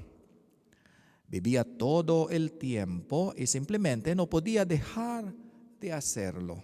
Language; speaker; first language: Spanish; non-native, learner; Filipino